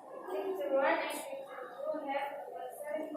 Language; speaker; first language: English; non-native, learner; Indonesian